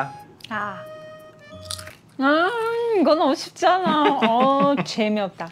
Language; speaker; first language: Korean; non-native, learner; Russian